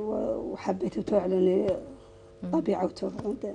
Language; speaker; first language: Arabic; native; Arabic